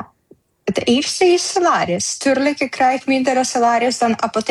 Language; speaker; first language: Dutch; non-native, learner; Ukrainian